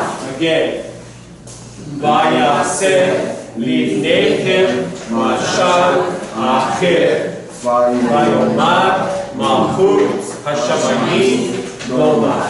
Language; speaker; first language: Hebrew; non-native, fluent; English